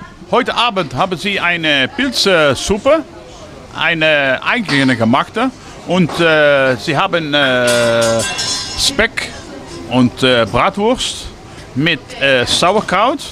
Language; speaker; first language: German; non-native, learner; Dutch